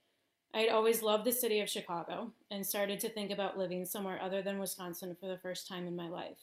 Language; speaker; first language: English; native; English